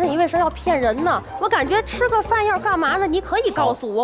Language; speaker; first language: Chinese; native; Chinese